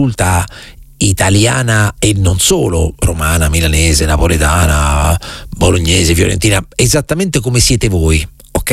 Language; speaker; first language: Italian; native; Italian